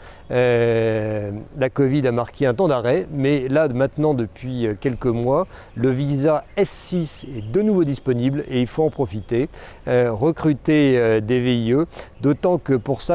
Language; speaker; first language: French; native; French